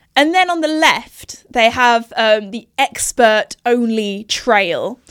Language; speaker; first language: English; native; English